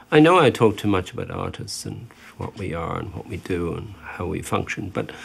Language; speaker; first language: English; native; English